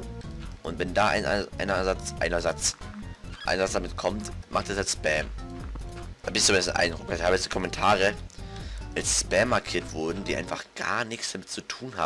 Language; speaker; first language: German; native; German